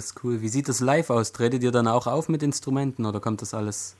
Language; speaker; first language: German; native; German